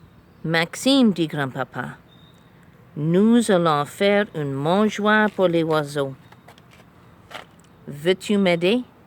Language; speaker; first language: French; non-native, fluent; English